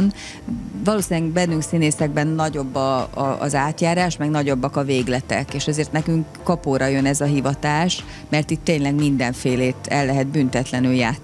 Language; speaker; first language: Hungarian; native; Hungarian